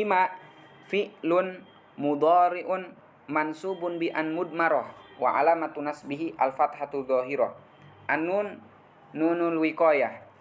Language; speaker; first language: Arabic; non-native, fluent; Indonesian